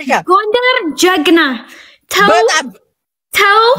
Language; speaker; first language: Amharic; non-native, learner; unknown